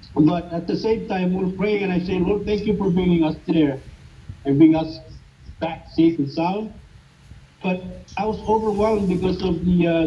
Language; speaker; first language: English; non-native, fluent; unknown